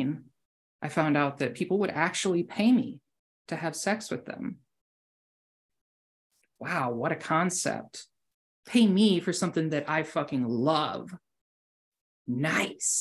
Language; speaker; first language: English; native; English